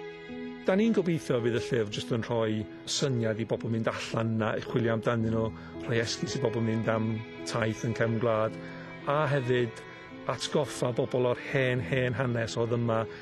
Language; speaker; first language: Welsh; native; Welsh